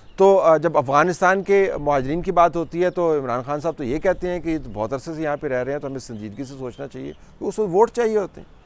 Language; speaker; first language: Urdu; native; Urdu